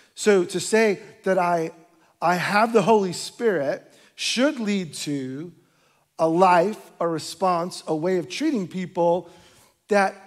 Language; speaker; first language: English; native; English